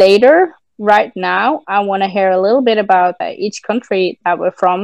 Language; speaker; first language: English; non-native, fluent; Norwegian